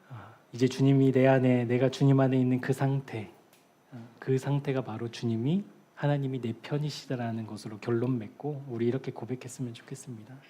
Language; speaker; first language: Korean; native; Korean